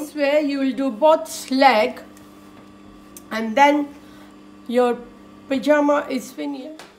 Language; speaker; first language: English; non-native, fluent; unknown